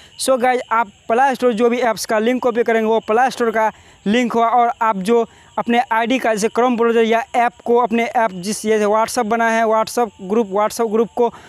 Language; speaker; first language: Hindi; native; Hindi